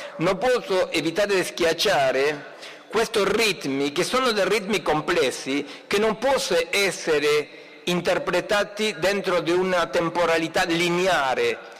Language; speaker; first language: Italian; non-native, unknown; Spanish